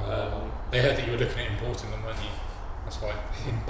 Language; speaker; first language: English; native; English